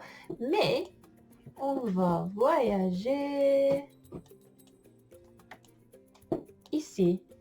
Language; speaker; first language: French; non-native, fluent; English